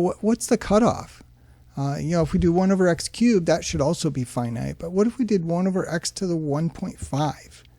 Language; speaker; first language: English; native; English